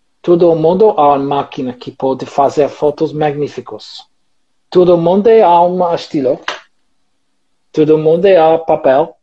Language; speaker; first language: Portuguese; non-native, learner; English